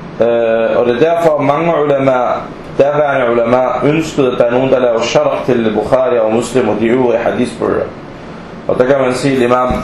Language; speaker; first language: Danish; early bilingual, other home language; Arabic